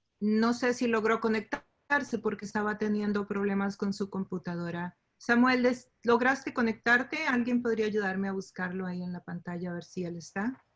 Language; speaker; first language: Spanish; native; Spanish